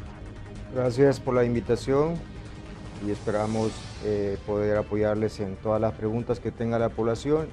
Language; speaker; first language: Spanish; native; Spanish